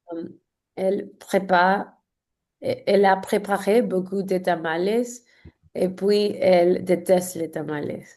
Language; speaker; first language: French; non-native, learner; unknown